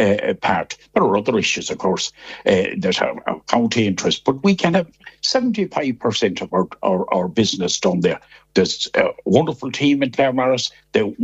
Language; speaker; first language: English; native; English